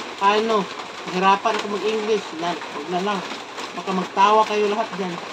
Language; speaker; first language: Filipino; non-native, local second language; Cebuano